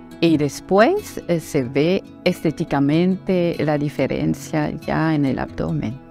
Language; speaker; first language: Spanish; non-native, fluent; Italian